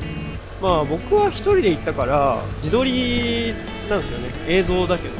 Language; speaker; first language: Japanese; native; Japanese